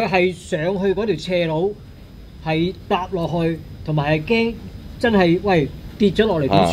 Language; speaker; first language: Cantonese; native; Cantonese